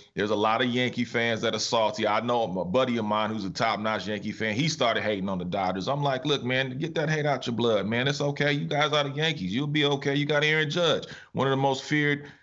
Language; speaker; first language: English; native; English